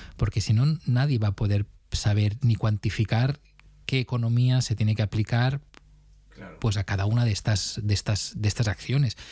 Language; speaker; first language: Spanish; native; Spanish